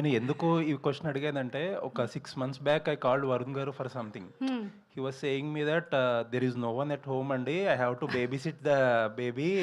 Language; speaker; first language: Telugu; native; Telugu